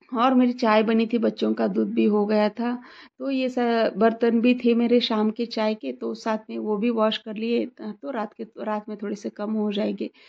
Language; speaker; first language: Hindi; non-native, local second language; Marathi